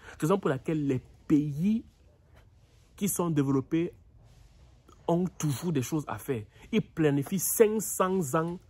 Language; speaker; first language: French; native; French